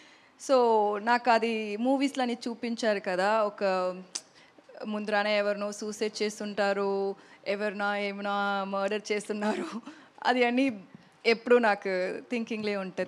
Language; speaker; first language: Telugu; non-native, learner; Tamil